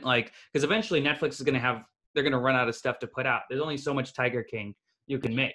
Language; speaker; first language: English; native; English